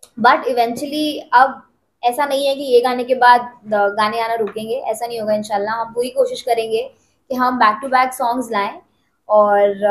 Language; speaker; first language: Hindi; native; Hindi